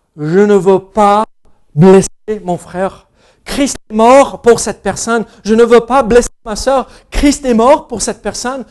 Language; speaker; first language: French; non-native, fluent; English